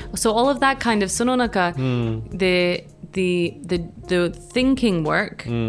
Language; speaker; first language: English; native; English